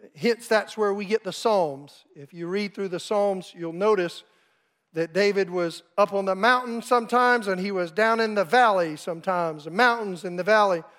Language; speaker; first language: English; native; English